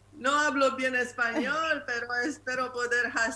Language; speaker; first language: Spanish; non-native, learner; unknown